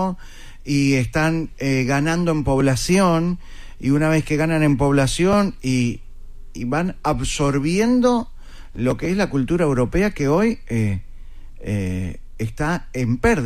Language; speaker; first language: Spanish; native; Spanish